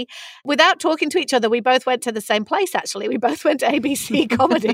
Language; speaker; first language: English; native; English